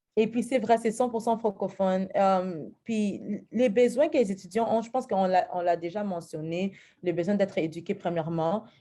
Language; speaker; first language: French; early bilingual, other home language; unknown